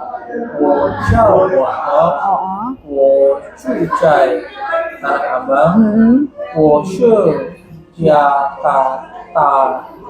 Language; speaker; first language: Chinese; non-native, learner; Indonesian